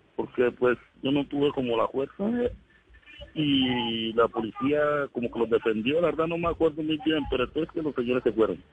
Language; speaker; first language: Spanish; native; Spanish